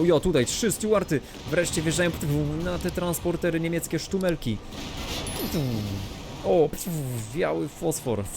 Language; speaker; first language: Polish; native; Polish